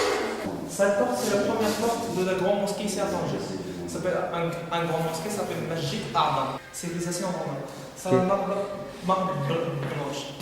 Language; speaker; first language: French; non-native, learner; Arabic